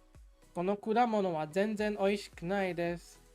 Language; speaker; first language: Japanese; non-native, learner; English